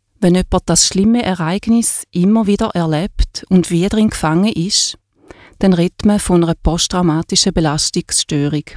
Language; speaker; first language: German; native; German